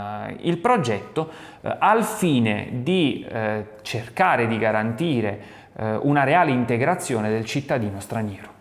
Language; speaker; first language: Italian; native; Italian